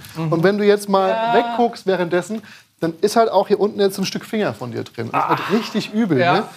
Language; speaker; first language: German; native; German